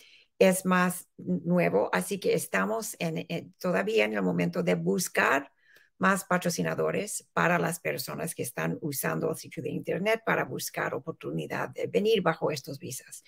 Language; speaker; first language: Spanish; early bilingual, heritage; Spanish